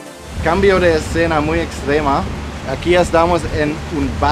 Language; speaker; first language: Spanish; non-native, learner; German